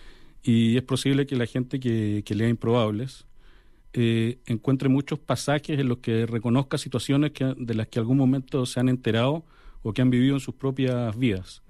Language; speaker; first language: Spanish; native; Spanish